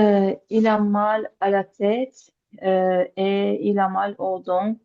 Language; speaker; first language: French; non-native, learner; Azerbaijani